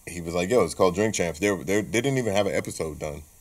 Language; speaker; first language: English; native; English